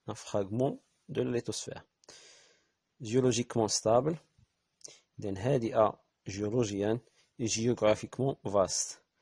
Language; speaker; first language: French; non-native, local second language; Arabic